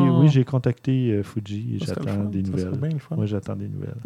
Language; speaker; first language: French; native; French